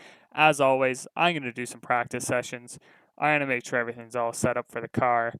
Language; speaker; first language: English; native; English